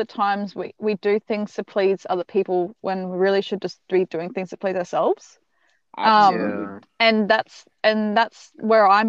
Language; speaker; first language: English; native; English